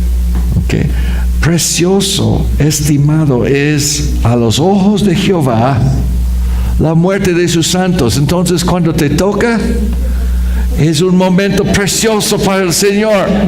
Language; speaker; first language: Spanish; non-native, fluent; English